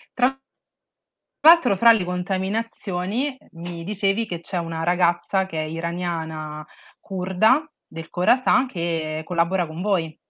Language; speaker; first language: Italian; native; Italian